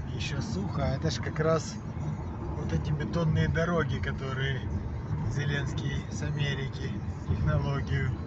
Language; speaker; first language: Ukrainian; non-native, local second language; Russian